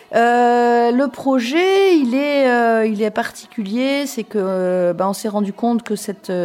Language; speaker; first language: French; native; French